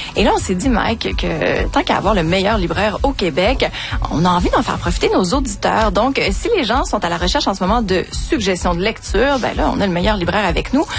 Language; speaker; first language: French; native; French